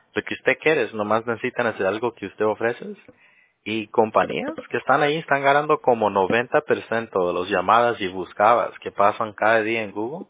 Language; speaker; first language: Spanish; early bilingual, heritage; Spanish